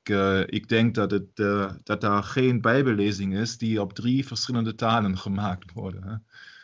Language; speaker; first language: Dutch; non-native, learner; German